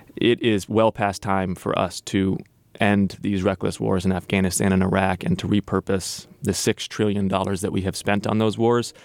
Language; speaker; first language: English; native; English